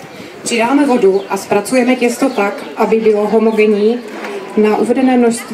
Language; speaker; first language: Czech; native; Czech